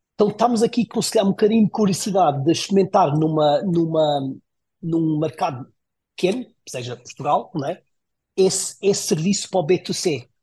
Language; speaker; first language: Portuguese; early bilingual, heritage; Portuguese